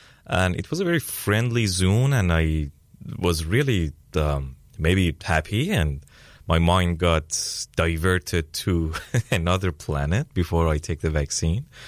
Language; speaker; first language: English; non-native, fluent; Persian